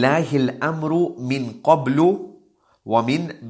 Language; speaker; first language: Arabic; non-native, fluent; English